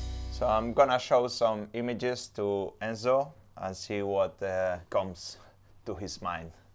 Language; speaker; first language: English; non-native, fluent; Spanish